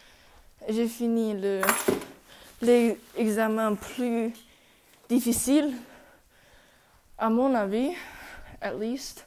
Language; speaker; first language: French; non-native, learner; English